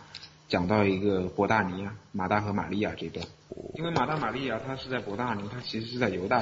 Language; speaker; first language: Chinese; native; Chinese